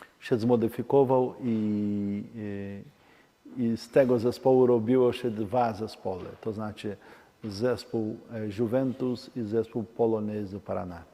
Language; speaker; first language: Polish; non-native, learner; Portuguese